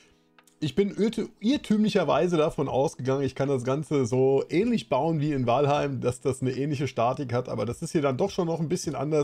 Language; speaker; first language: German; native; German